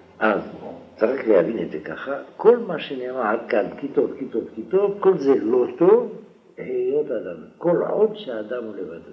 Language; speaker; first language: Hebrew; non-native, fluent; French